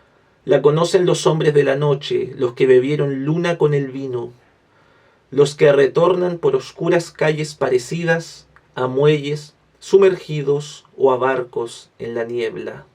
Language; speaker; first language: Spanish; native; Spanish